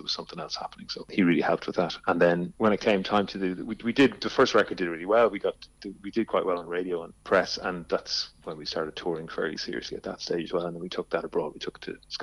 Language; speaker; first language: English; native; English